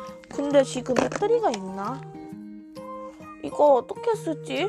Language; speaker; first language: Korean; non-native, fluent; Thai